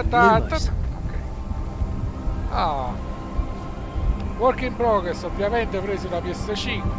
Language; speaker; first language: Italian; native; Italian